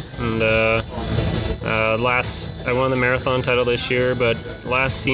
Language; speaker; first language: English; native; English